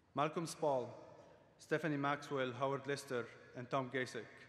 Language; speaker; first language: English; non-native, fluent; Arabic